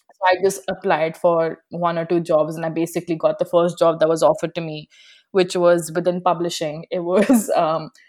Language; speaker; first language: English; non-native, local second language; Hindi